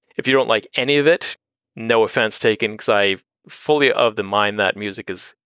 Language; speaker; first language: English; native; English